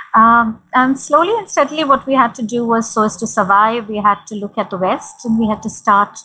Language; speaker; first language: English; non-native, local second language; Hindi